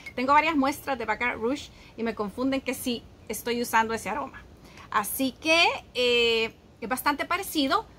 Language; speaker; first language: Spanish; native; Spanish